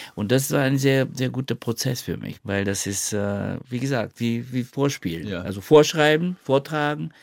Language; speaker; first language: German; non-native, fluent; Bulgarian